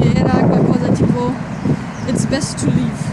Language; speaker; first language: Italian; non-native, learner; Chinese